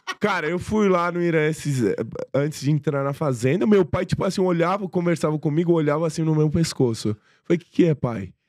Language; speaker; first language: Portuguese; non-native, fluent; Persian